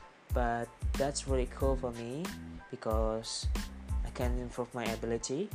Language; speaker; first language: English; non-native, learner; Indonesian